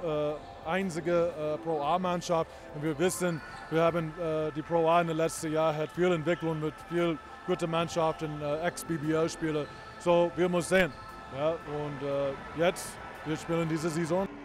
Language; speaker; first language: German; non-native, learner; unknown